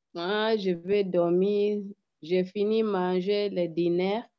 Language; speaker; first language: French; non-native, learner; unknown